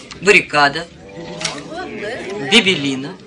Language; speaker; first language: Russian; non-native, learner; Italian